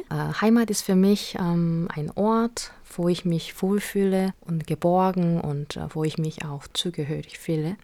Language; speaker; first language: German; non-native, fluent; Korean